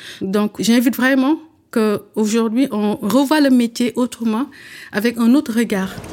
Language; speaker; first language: French; early bilingual, other home language; Wolof